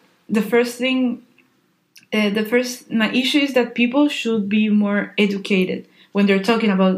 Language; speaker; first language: English; non-native, fluent; Spanish